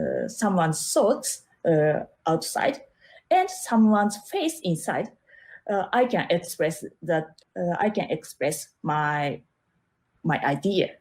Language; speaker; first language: English; non-native, learner; Japanese